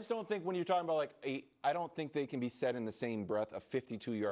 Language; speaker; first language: English; native; English